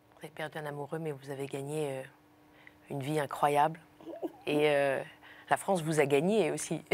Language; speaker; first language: French; native; French